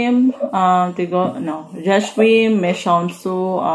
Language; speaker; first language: Polish; non-native, learner; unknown